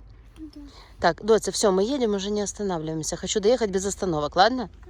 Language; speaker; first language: Russian; native; Russian